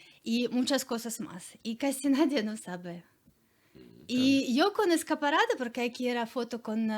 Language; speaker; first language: Spanish; non-native, learner; Ukrainian